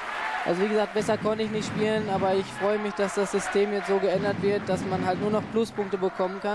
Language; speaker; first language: German; native; German